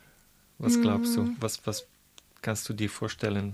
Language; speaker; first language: German; non-native, fluent; Italian